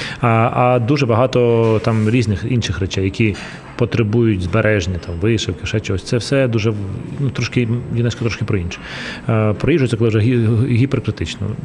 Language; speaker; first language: Ukrainian; non-native, local second language; Russian